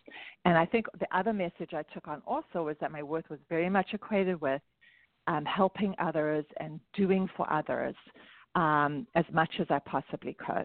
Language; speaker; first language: English; native; English